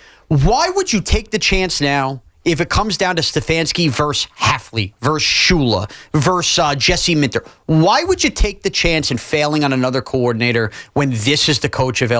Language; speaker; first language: English; native; English